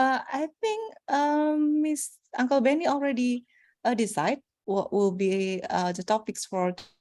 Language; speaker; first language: English; non-native, learner; Indonesian